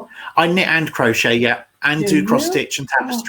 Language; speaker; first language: English; native; English